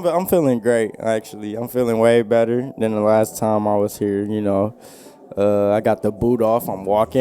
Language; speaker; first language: English; native; English